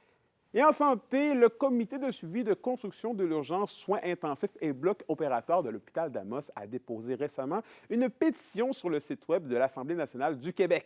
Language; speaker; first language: French; native; French